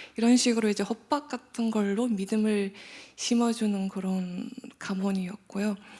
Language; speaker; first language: Korean; non-native, fluent; Mongolian